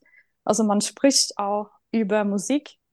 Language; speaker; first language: German; non-native, fluent; Norwegian